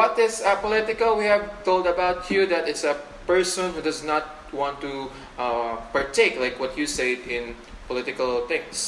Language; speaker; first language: English; non-native, local second language; Filipino